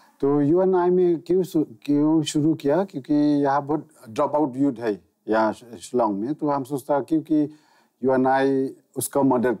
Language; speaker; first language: Hindi; non-native, local second language; Khasi